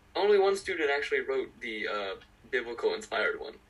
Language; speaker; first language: English; native; English